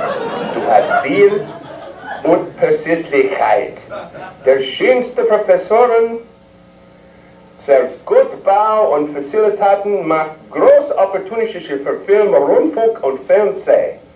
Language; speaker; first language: German; non-native, learner; English